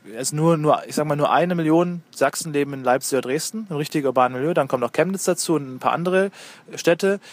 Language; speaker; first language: German; native; German